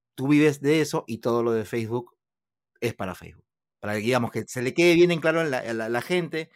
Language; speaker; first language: Spanish; native; Spanish